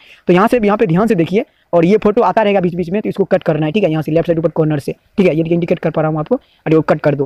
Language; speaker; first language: Hindi; native; Hindi